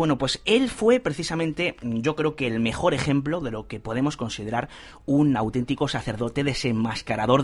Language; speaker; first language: Spanish; native; Spanish